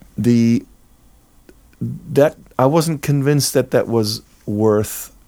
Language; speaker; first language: English; non-native, fluent; German